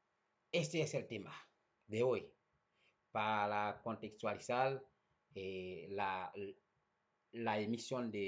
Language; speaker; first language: Spanish; non-native, fluent; Haitian Creole